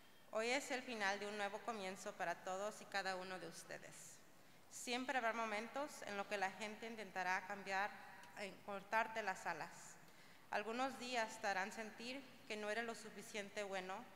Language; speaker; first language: Spanish; early bilingual, heritage; Spanish